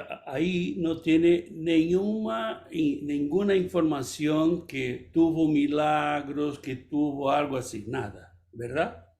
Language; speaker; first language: Spanish; non-native, fluent; Portuguese